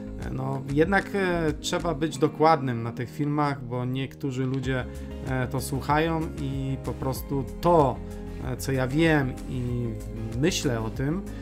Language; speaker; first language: Polish; native; Polish